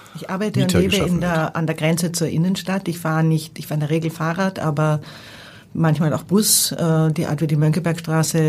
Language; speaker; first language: German; native; German